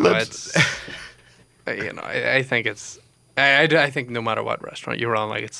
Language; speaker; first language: English; native; English